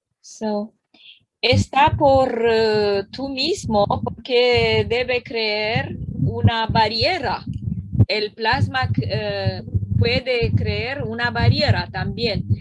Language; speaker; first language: Spanish; non-native, learner; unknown